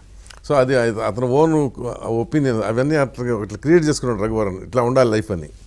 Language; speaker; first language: Telugu; native; Telugu